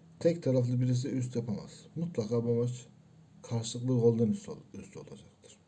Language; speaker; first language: Turkish; native; Turkish